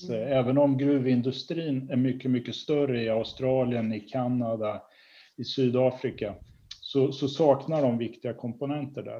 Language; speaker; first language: Swedish; native; Swedish